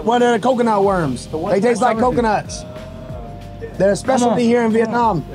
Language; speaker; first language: English; native; English